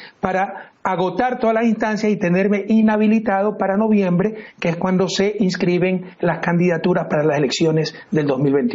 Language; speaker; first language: Spanish; native; Spanish